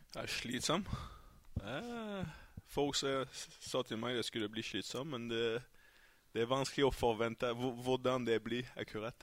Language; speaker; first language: Norwegian; non-native, fluent; French